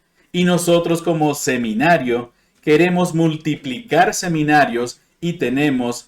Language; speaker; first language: Spanish; non-native, fluent; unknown